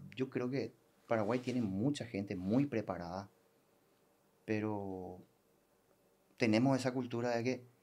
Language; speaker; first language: Spanish; native; Spanish